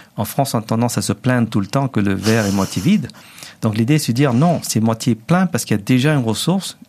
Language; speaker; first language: French; non-native, local second language; Tamil